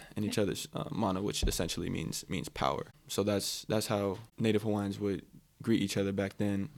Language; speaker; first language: English; native; English